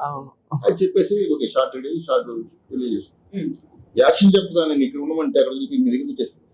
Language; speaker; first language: Telugu; native; Telugu